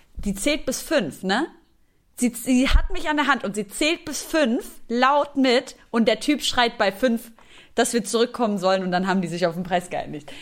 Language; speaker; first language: German; early bilingual, other home language; Arabic